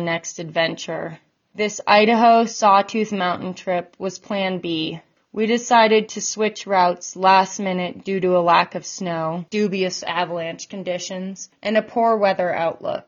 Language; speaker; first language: English; native; English